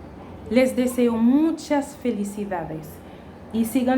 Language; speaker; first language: Spanish; non-native, fluent; Haitian Creole